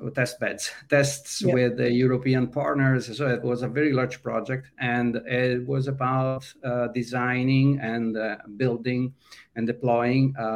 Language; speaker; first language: English; non-native, fluent; Italian